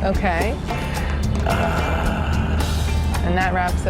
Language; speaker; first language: English; native; English